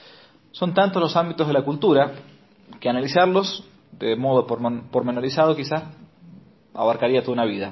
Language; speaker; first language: Spanish; native; Spanish